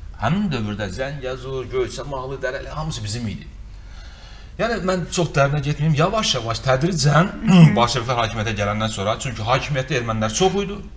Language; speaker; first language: Azerbaijani; native; Azerbaijani